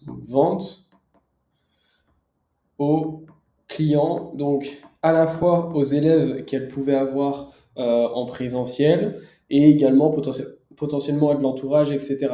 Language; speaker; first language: French; native; French